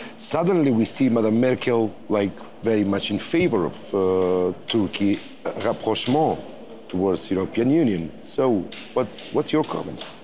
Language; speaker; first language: English; non-native, fluent; Macedonian